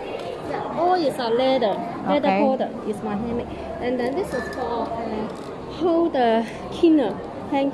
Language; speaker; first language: English; non-native, learner; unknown